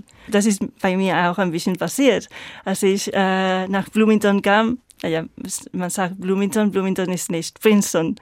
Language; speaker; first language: German; non-native, fluent; Spanish